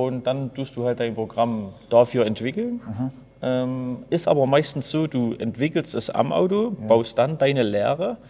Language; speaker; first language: German; native; German